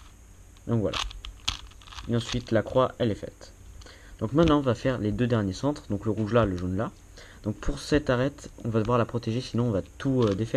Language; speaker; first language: French; native; French